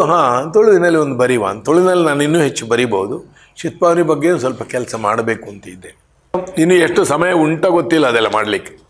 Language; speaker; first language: Kannada; non-native, local second language; Konkani